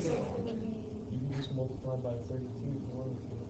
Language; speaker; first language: English; native; English